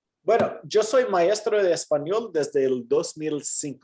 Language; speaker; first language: Spanish; non-native, fluent; English